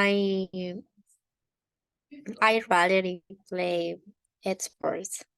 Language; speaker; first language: English; non-native, learner; Spanish